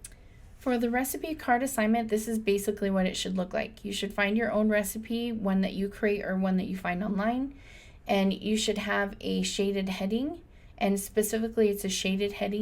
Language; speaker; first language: English; native; English